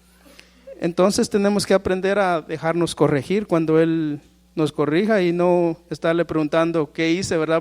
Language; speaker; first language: Spanish; native; Spanish